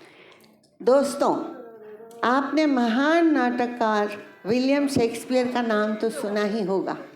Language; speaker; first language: Hindi; native; Hindi